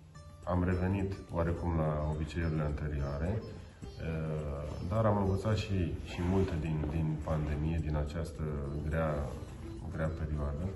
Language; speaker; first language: Romanian; non-native, local second language; Crimean Tatar